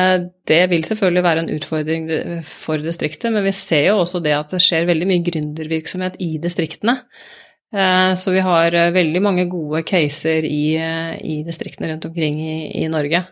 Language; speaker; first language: Norwegian; native; Norwegian